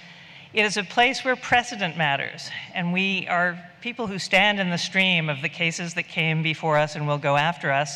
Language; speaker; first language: English; native; English